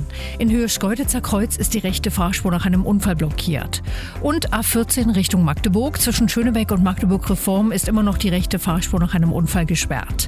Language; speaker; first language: German; native; German